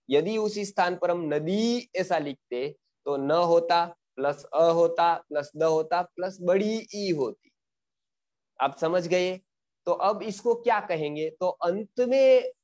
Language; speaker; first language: Hindi; non-native, local second language; Gujarati